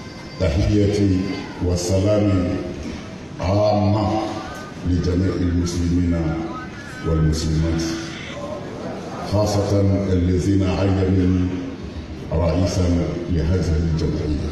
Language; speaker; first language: Arabic; non-native, fluent; Bambara